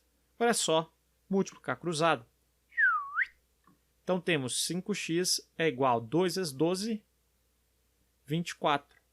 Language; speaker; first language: Portuguese; native; Portuguese